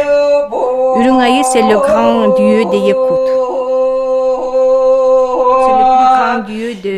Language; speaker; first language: French; non-native, learner; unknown